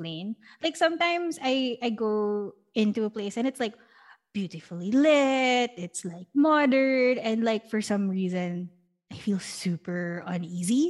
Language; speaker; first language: English; non-native, local second language; Filipino